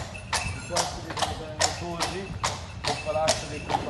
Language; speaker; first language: Italian; native; Italian